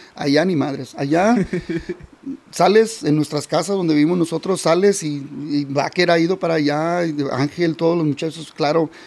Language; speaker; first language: Spanish; early bilingual, heritage; Spanish